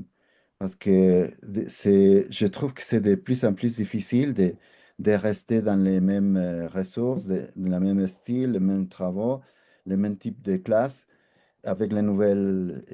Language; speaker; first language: French; non-native, fluent; Spanish